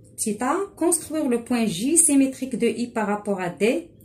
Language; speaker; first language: French; non-native, local second language; Arabic